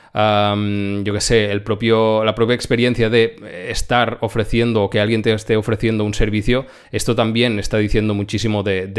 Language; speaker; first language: Spanish; native; Spanish